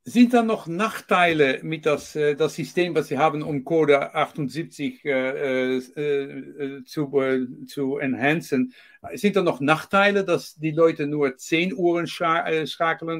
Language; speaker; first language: German; non-native, learner; Dutch